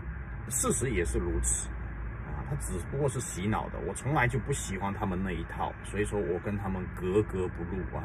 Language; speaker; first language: Chinese; native; Chinese